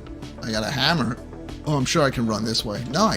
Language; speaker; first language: English; native; English